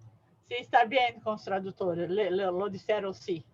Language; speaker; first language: Spanish; non-native, learner; Portuguese